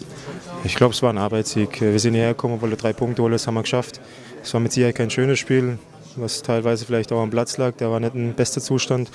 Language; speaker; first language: German; native; German